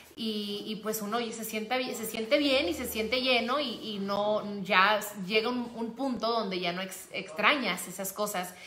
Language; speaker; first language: Spanish; early bilingual, heritage; Spanish